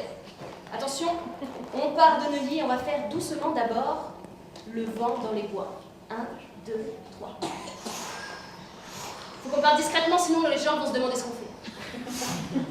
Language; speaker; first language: French; native; French